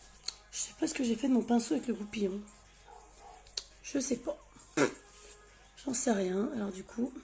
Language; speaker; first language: French; native; French